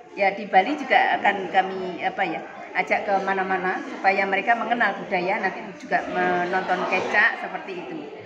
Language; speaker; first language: Indonesian; native; Indonesian